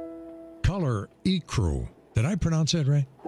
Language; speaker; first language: English; native; English